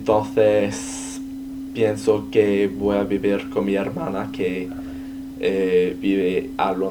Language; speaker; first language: Spanish; non-native, learner; English